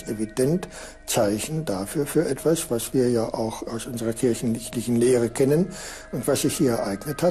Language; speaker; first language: German; native; German